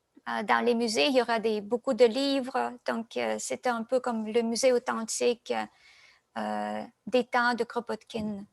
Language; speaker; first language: French; non-native, fluent; Russian